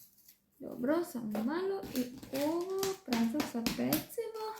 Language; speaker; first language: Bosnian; non-native, learner; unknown